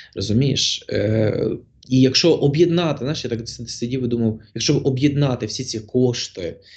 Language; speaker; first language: Ukrainian; non-native, local second language; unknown